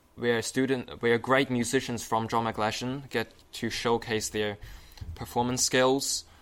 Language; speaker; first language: English; non-native, fluent; Chinese